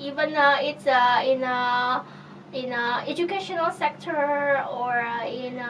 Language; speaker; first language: English; non-native, fluent; Indonesian